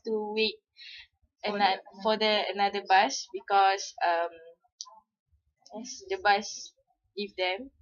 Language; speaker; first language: English; non-native, local second language; Malay